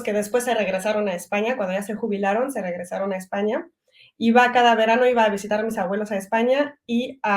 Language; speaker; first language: Spanish; early bilingual, heritage; French